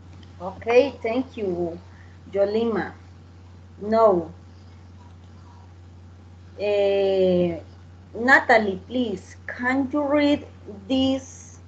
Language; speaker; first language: English; non-native, learner; Spanish